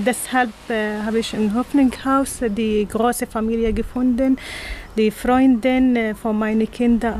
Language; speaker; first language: German; non-native, learner; Arabic